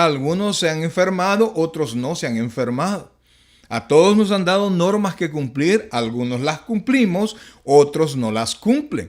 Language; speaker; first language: Spanish; native; Spanish